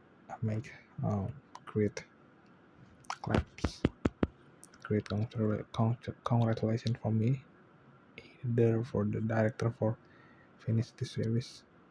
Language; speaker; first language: English; non-native, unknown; Indonesian